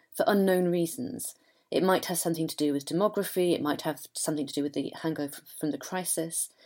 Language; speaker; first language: English; native; English